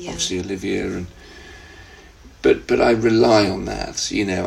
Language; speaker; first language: English; native; English